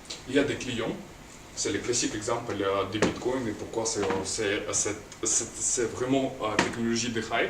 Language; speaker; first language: French; non-native, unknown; Russian